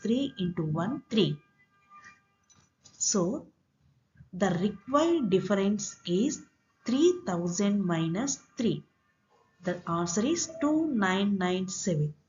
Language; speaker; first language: English; non-native, local second language; Telugu